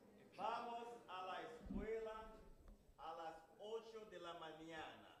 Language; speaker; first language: Spanish; non-native, fluent; English